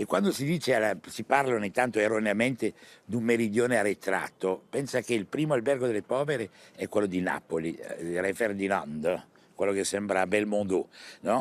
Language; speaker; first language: Italian; native; Italian